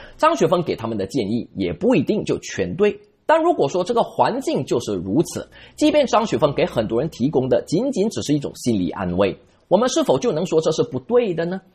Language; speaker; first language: Chinese; native; Chinese